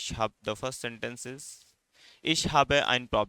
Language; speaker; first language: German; non-native, fluent; Hindi